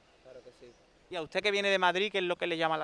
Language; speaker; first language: Spanish; native; Spanish